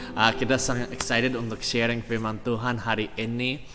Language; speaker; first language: Indonesian; non-native, fluent; English